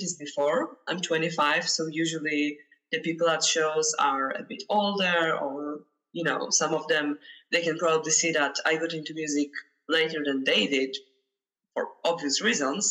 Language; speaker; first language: English; non-native, fluent; Polish